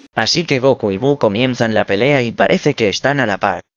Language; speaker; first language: Spanish; non-native, fluent; English